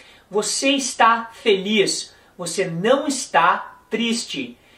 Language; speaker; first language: Portuguese; native; Portuguese